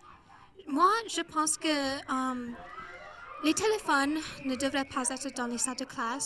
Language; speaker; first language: French; non-native, local second language; English